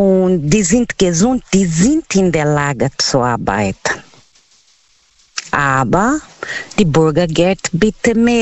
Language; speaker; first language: German; non-native, learner; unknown